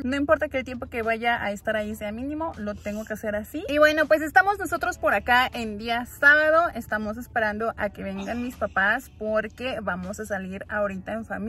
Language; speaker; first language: Spanish; native; Spanish